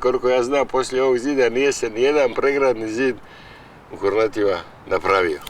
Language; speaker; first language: Croatian; native; Croatian